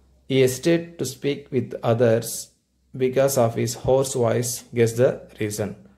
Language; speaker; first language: English; non-native, local second language; Tamil